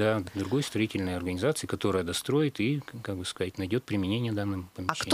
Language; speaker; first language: Russian; native; Russian